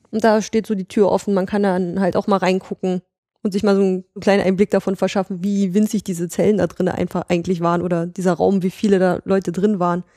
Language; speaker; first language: German; native; German